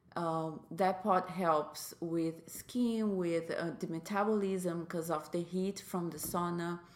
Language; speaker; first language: English; non-native, fluent; Portuguese